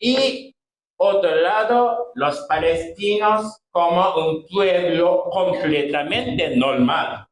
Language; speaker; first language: Spanish; non-native, fluent; Japanese